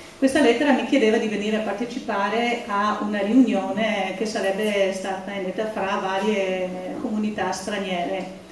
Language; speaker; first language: Italian; non-native, fluent; English